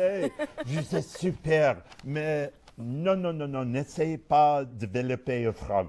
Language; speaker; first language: French; non-native, learner; English